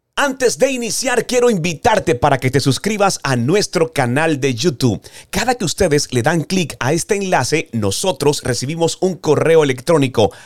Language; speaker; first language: Spanish; native; Spanish